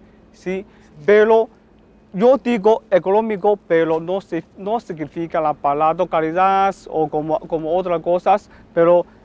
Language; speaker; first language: Spanish; non-native, learner; Chinese